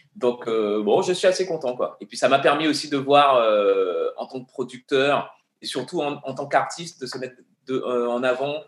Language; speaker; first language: French; native; French